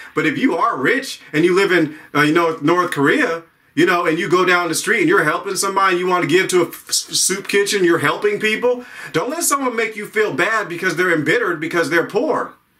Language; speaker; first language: English; native; English